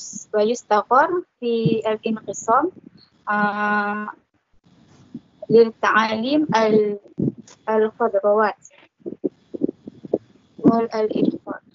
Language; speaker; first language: Arabic; non-native, learner; Malay